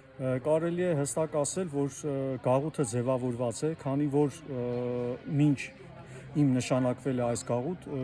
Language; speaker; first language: Armenian; native; Armenian